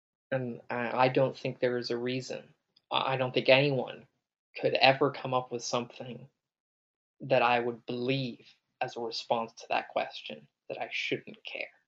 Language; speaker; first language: English; native; English